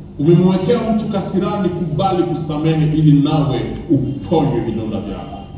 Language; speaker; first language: Swahili; native; Swahili